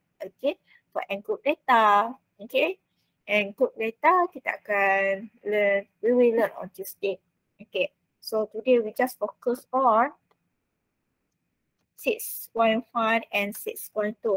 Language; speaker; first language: English; non-native, local second language; Malay